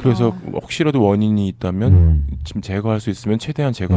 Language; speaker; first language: Korean; native; Korean